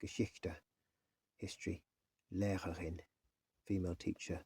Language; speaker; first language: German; non-native, learner; English